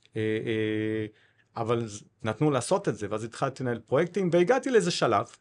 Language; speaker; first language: Hebrew; non-native, fluent; English